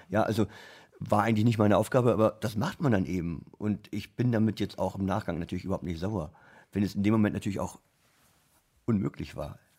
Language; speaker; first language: German; native; German